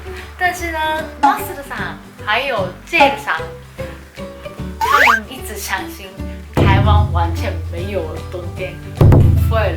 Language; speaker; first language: Chinese; non-native, fluent; Japanese